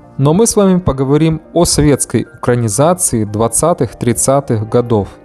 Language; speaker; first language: Russian; native; Russian